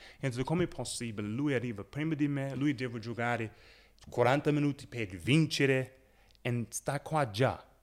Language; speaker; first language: Italian; non-native, learner; English